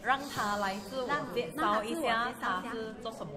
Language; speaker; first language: Chinese; early bilingual, heritage; Chinese